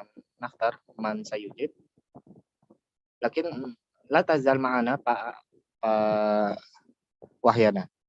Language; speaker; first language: Arabic; non-native, learner; Indonesian